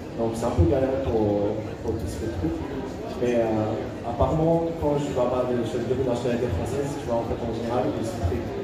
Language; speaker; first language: French; non-native, fluent; Japanese